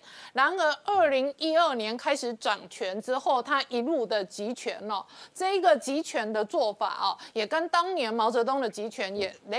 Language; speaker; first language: Chinese; native; Chinese